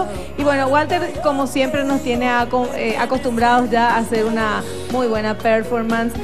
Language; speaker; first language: Spanish; native; Spanish